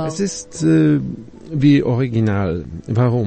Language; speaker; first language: German; non-native, fluent; Polish